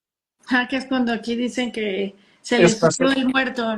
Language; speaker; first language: Spanish; native; Spanish